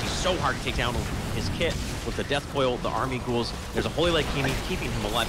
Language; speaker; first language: English; native; English